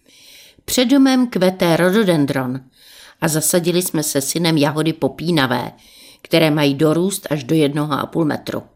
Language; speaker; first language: Czech; native; Czech